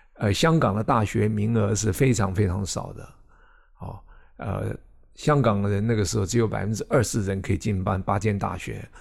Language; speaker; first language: Chinese; native; Chinese